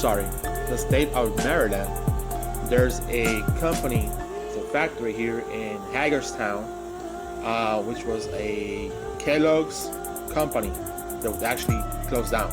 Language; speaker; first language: English; native; English